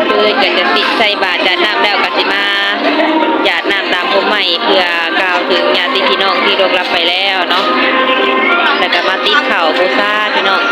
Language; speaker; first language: Thai; non-native, local second language; Lao